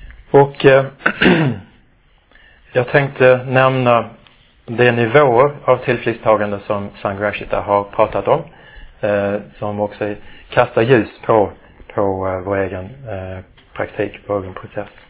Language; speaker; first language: Swedish; native; Swedish